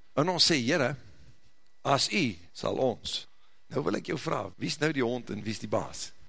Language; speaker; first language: Afrikaans; native; Afrikaans